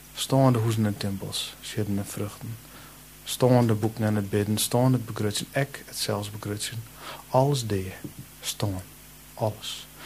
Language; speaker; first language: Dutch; non-native, local second language; Western Frisian